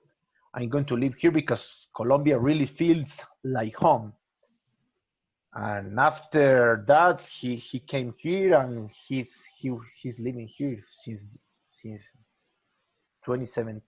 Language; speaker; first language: English; non-native, learner; Spanish